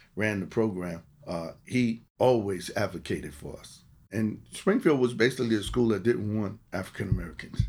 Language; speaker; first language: English; native; English